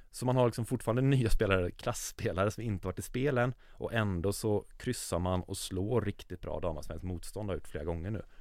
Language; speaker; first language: Swedish; native; Swedish